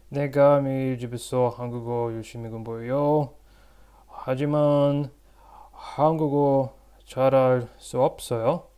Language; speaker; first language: Korean; non-native, learner; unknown